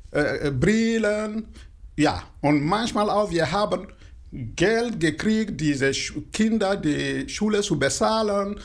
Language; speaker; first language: German; non-native, fluent; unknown